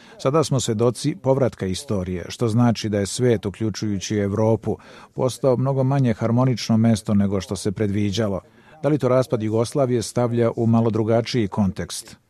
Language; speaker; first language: Bosnian; native; Bosnian